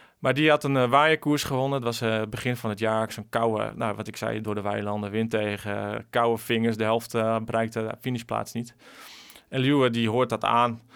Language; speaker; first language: Dutch; native; Dutch